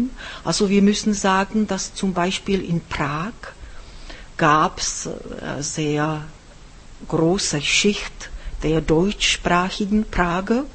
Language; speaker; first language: German; non-native, fluent; Czech